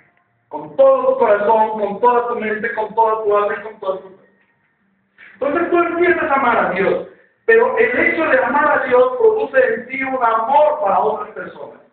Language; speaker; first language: Spanish; native; Spanish